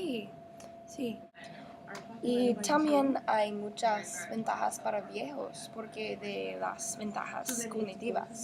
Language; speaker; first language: Spanish; non-native, learner; English